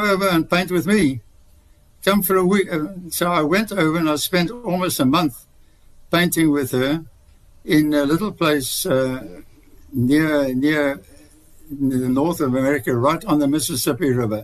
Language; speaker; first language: English; native; English